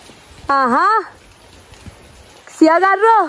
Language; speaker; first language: Spanish; non-native, learner; Portuguese